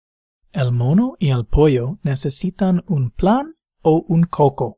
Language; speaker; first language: Spanish; non-native, fluent; English